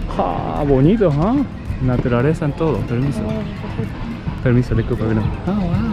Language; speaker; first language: Spanish; non-native, learner; Japanese